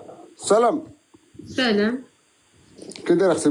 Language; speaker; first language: Arabic; native; Arabic